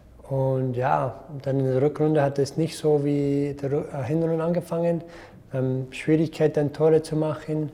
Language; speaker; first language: German; non-native, fluent; English